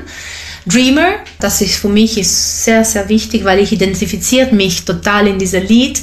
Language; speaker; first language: German; non-native, fluent; Italian